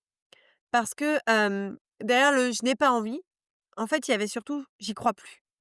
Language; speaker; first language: French; native; French